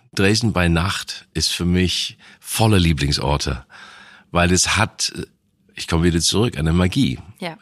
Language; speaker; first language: German; non-native, fluent; English